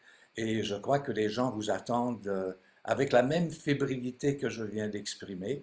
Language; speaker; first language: French; native; French